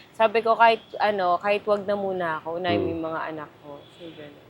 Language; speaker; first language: Filipino; native; Filipino